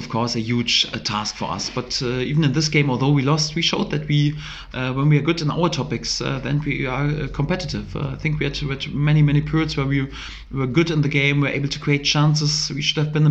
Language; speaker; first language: English; non-native, fluent; German